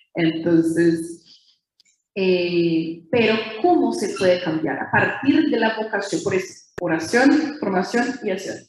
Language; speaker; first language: Spanish; non-native, fluent; Portuguese